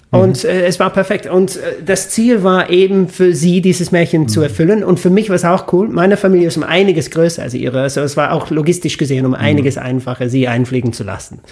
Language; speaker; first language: German; non-native, fluent; English